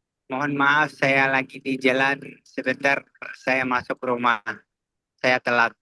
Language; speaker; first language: Indonesian; non-native, learner; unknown